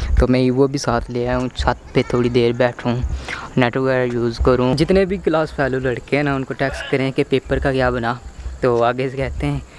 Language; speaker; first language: Urdu; non-native, local second language; Punjabi